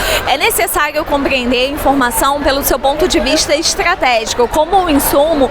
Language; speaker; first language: Portuguese; native; Portuguese